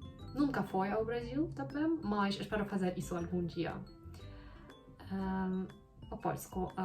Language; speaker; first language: Portuguese; non-native, learner; Ukrainian